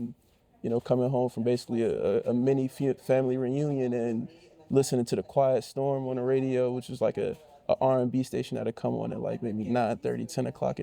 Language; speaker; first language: English; native; English